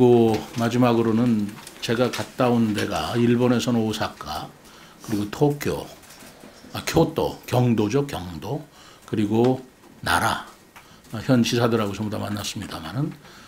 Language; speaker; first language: Korean; native; Korean